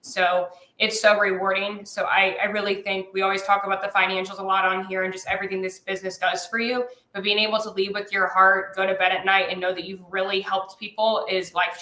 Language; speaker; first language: English; native; English